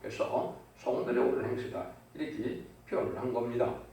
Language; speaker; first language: Korean; native; Korean